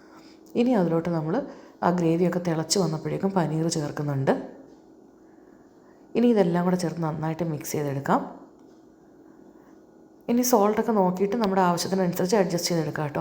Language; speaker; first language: Malayalam; native; Malayalam